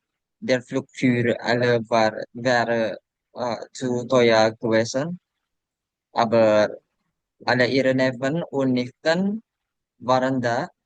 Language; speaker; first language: German; non-native, learner; Indonesian